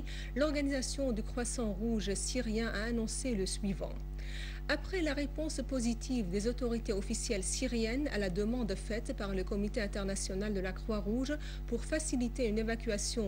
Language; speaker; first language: French; non-native, fluent; Arabic